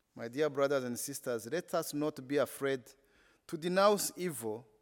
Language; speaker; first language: English; non-native, local second language; Kinyarwanda